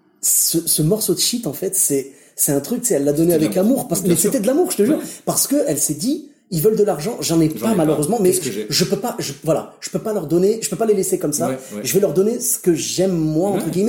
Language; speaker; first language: French; native; French